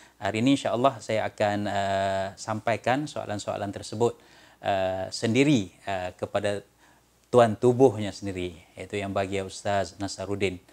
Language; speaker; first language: Malay; native; Malay